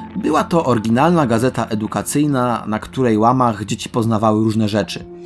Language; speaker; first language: Polish; native; Polish